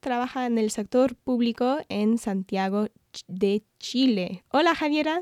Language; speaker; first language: Spanish; non-native, fluent; English